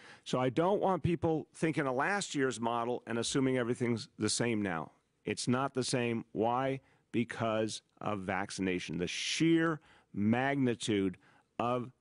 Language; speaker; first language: English; native; English